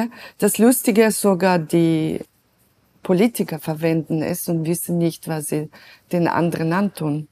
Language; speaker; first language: German; non-native, fluent; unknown